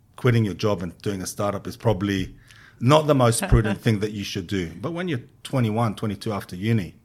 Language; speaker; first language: English; non-native, fluent; Hebrew